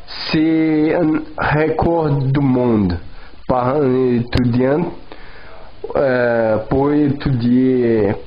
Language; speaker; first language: French; non-native, learner; Portuguese